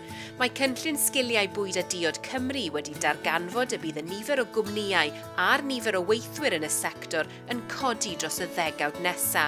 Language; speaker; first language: Welsh; native; Welsh